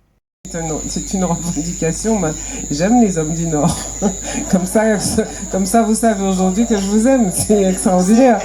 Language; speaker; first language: French; native; French